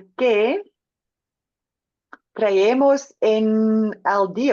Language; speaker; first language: Spanish; non-native, learner; English